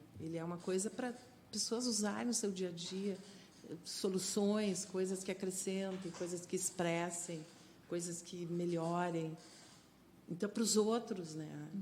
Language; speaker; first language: Portuguese; non-native, fluent; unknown